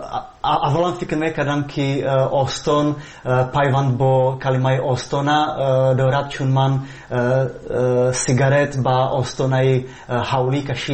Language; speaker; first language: Persian; non-native, fluent; Czech